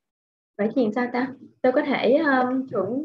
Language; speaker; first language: Vietnamese; native; Vietnamese